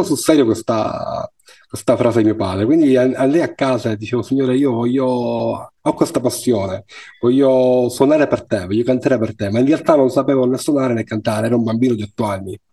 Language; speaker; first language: Italian; native; Italian